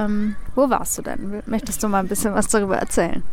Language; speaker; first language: German; native; German